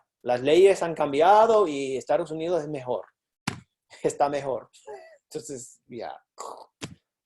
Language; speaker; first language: Spanish; non-native, fluent; English